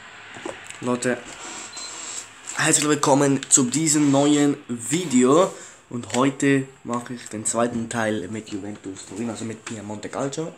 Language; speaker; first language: German; early bilingual, other home language; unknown